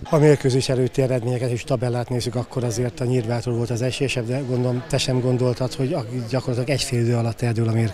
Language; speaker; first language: Hungarian; native; Hungarian